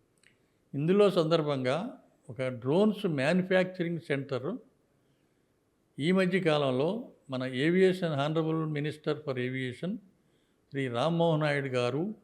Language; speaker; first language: Telugu; native; Telugu